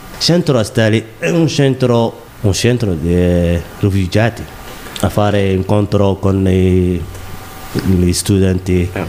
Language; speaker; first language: Italian; non-native, learner; Somali